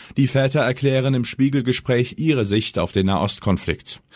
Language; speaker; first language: German; native; German